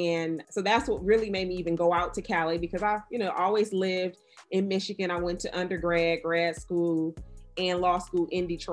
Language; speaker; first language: English; native; English